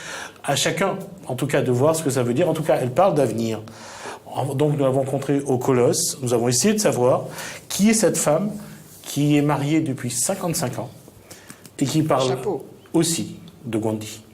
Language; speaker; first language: French; native; French